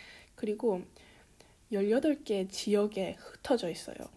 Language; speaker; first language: Korean; early bilingual, heritage; Korean